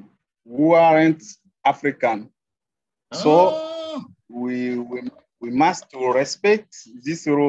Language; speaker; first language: English; non-native, learner; French